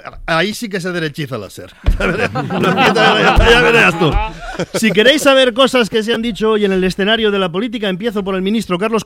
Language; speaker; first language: Spanish; native; Spanish